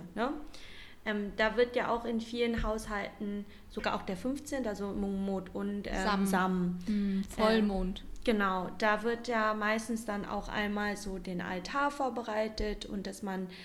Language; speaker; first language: German; non-native, fluent; Vietnamese